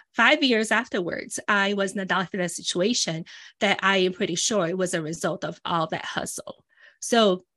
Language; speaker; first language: English; early bilingual, other home language; Portuguese